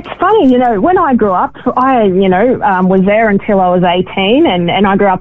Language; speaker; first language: English; native; English